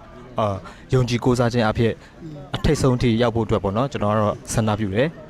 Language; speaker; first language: Burmese; non-native, local second language; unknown